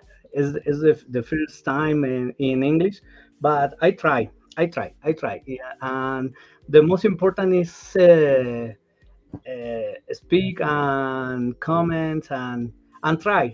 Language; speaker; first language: English; non-native, learner; Spanish